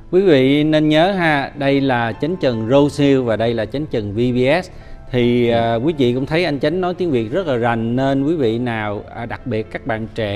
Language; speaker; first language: Vietnamese; early bilingual, heritage; Vietnamese